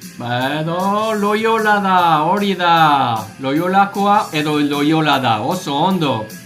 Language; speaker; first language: Basque; non-native, learner; English